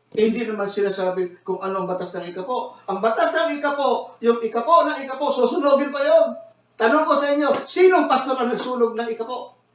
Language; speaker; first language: Filipino; non-native, local second language; Cebuano